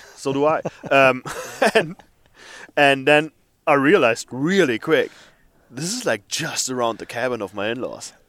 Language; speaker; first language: English; non-native, fluent; German